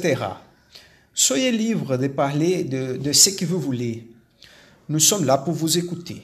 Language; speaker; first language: French; non-native, fluent; Portuguese